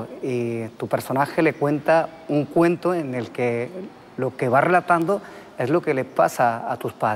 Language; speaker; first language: Spanish; native; Spanish